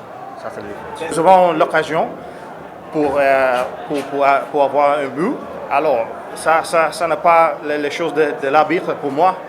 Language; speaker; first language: French; non-native, learner; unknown